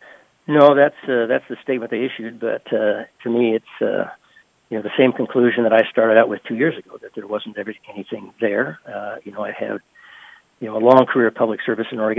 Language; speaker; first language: English; native; English